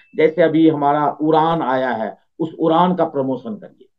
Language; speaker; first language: Hindi; native; Hindi